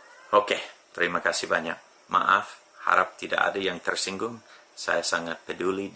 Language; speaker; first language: Indonesian; non-native, fluent; English